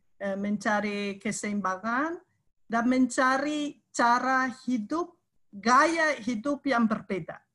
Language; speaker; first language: Indonesian; non-native, fluent; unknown